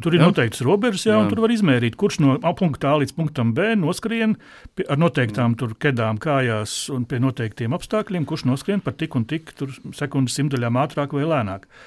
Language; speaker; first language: Latvian; native; Latvian